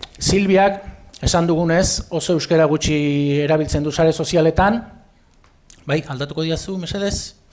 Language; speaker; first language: Basque; native; Basque